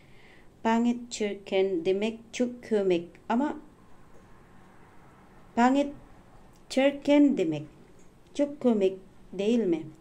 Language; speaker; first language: Turkish; non-native, learner; Filipino